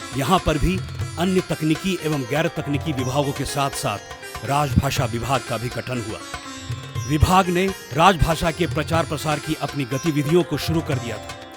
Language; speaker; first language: Hindi; native; Hindi